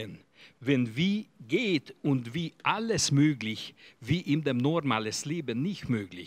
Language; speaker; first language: German; non-native, learner; Hungarian